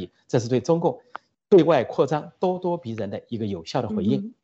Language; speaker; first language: Chinese; native; Chinese